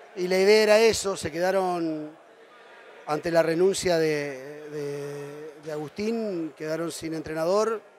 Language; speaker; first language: Spanish; native; Spanish